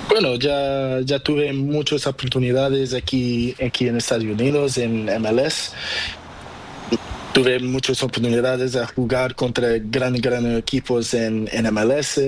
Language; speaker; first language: Spanish; non-native, learner; Portuguese